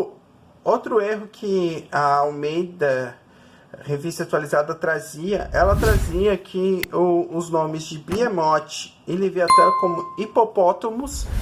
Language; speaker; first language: Portuguese; native; Portuguese